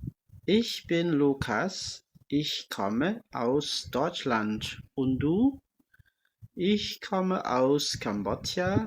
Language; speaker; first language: German; non-native, fluent; Khmer